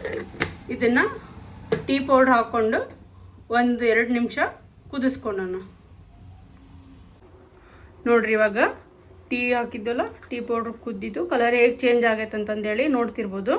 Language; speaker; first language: Kannada; native; Kannada